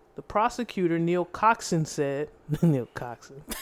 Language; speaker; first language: English; native; English